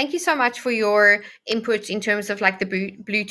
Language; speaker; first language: English; native; English